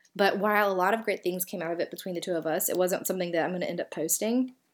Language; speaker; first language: English; native; English